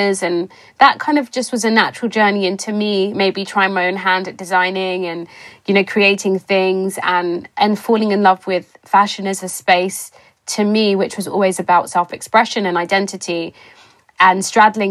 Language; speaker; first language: English; native; English